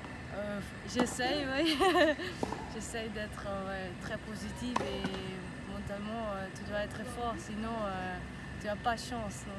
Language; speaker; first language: French; non-native, local second language; Dutch